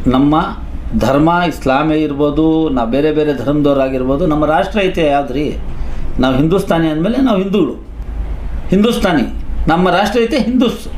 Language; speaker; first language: Kannada; non-native, local second language; Urdu